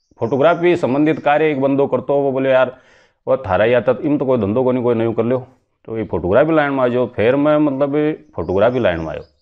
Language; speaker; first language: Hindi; native; Hindi